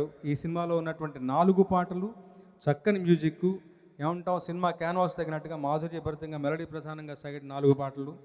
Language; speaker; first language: Telugu; native; Telugu